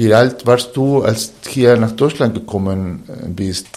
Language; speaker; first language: German; non-native, fluent; Spanish